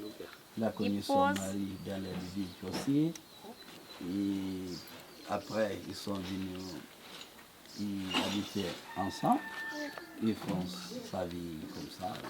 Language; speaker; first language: French; non-native, learner; Portuguese